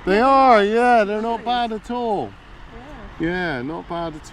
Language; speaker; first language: English; native; English